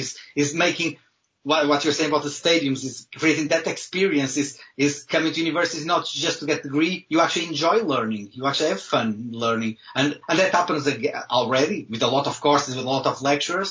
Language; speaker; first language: English; non-native, fluent; Portuguese